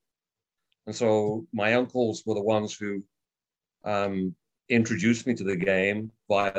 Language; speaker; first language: English; native; English